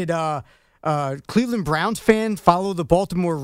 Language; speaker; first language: English; native; English